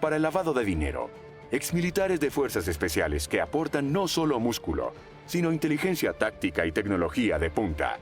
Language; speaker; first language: Spanish; native; Spanish